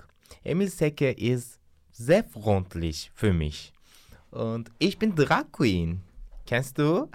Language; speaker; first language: German; non-native, learner; Turkish